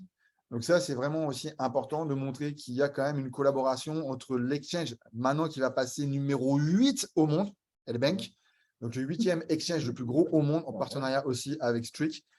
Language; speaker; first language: French; native; French